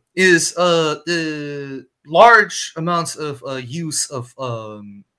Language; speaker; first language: English; non-native, fluent; Chinese